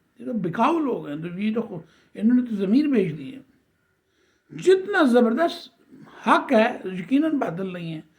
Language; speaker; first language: Urdu; non-native, local second language; Punjabi